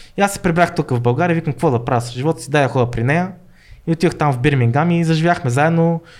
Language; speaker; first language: Bulgarian; native; Bulgarian